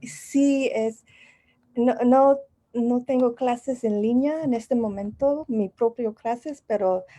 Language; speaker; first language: Spanish; non-native, learner; English